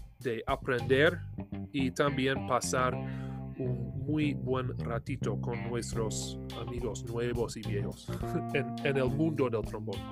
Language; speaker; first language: Spanish; non-native, learner; English